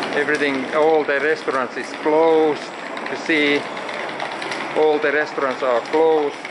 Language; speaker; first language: English; non-native, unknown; Finnish